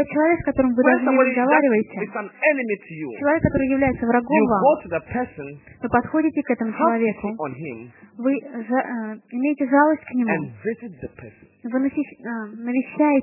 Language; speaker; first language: Russian; native; Russian